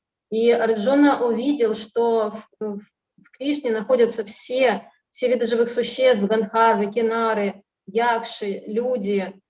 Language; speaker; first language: Russian; native; Russian